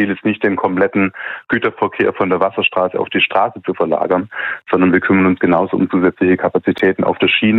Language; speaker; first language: German; native; German